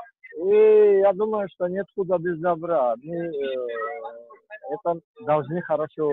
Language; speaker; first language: Russian; non-native, fluent; Georgian